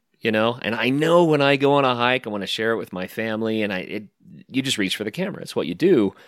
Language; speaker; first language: English; native; English